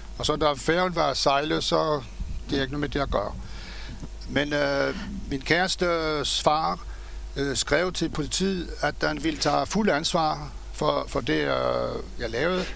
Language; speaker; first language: Danish; non-native, fluent; French